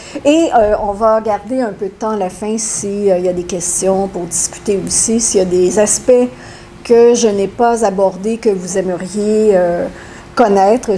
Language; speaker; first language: French; native; French